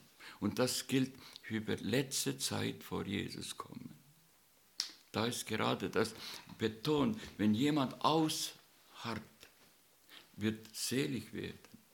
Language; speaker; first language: German; non-native, learner; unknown